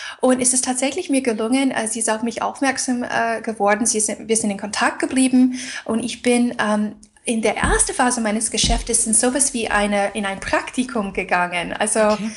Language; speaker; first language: German; non-native, fluent; English